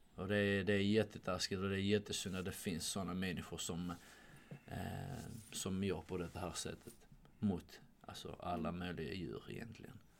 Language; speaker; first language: Swedish; non-native, fluent; Georgian